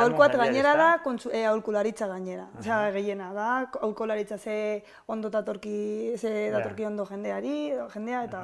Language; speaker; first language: Basque; non-native, local second language; Spanish